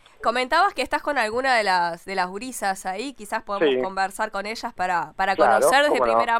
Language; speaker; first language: Spanish; native; Spanish